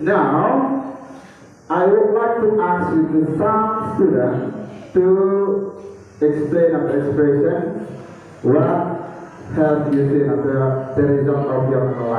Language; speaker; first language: English; non-native, local second language; Indonesian